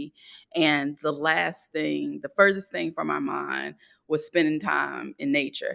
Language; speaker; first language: English; native; English